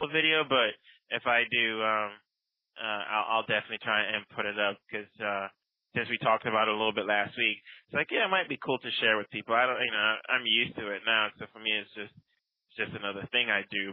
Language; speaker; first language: English; non-native, local second language; Akan